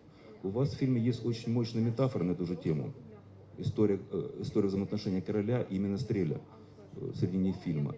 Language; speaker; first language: Russian; native; Russian